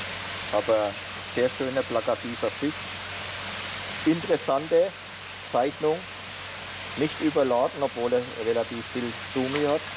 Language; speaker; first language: German; native; German